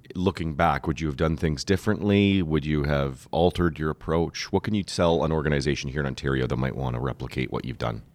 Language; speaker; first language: English; native; English